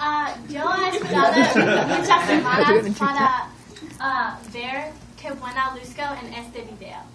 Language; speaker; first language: Spanish; non-native, learner; English